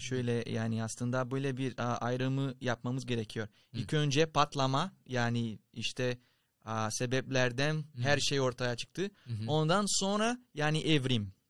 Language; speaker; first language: Turkish; non-native, fluent; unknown